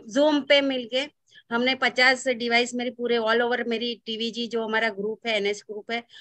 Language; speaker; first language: Hindi; non-native, local second language; Gujarati